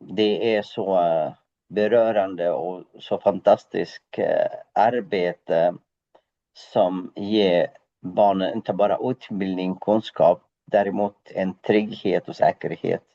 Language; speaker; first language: Swedish; non-native, fluent; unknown